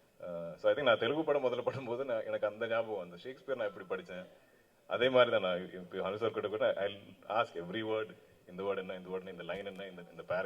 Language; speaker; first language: Tamil; non-native, local second language; Malayalam